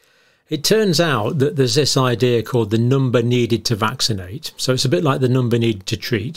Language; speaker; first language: English; native; English